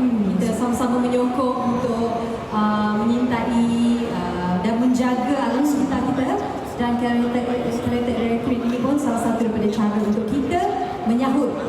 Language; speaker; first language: Malay; native; Malay